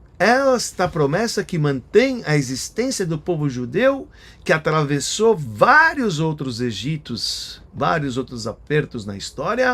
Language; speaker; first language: Portuguese; native; Portuguese